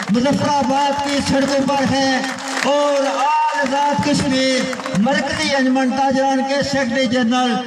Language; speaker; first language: Urdu; non-native, local second language; Pahari-Potwari